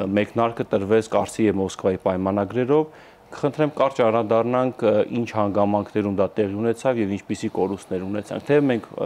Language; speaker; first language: Armenian; native; Armenian